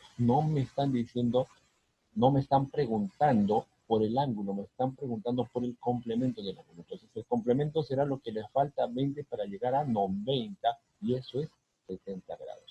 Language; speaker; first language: Spanish; native; Spanish